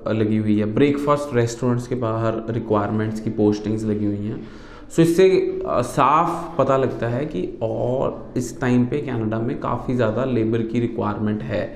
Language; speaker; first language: Hindi; non-native, local second language; Punjabi